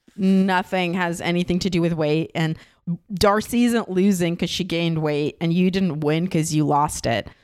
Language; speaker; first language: English; non-native, fluent; Russian